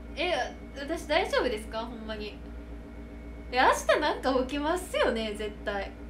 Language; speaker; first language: Japanese; native; Japanese